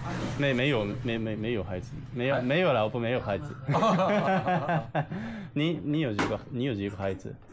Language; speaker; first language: Chinese; non-native, learner; Japanese